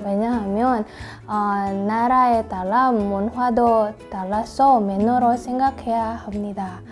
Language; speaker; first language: Korean; non-native, learner; Indonesian